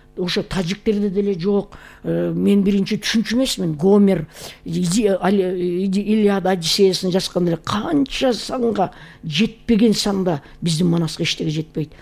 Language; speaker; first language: Kyrgyz; native; Kyrgyz